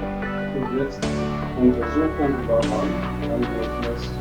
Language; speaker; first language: German; non-native, fluent; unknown